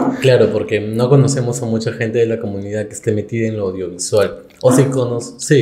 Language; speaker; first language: Spanish; native; Spanish